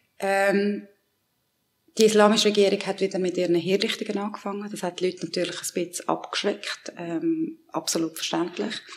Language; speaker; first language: German; early bilingual, other home language; Persian